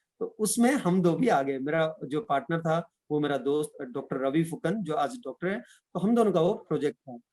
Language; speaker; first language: Hindi; non-native, local second language; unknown